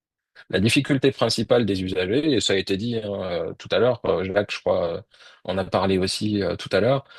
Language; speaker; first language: French; native; French